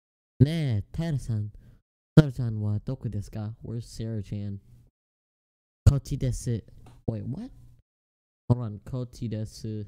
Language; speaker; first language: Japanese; non-native, learner; English